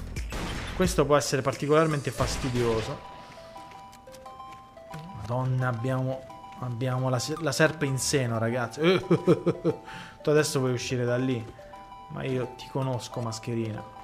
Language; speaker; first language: Italian; native; Italian